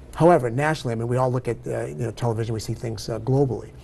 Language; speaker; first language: English; native; English